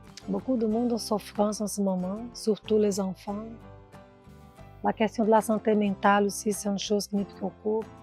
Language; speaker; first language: French; non-native, fluent; Portuguese